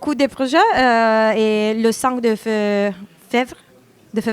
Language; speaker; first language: French; non-native, learner; Italian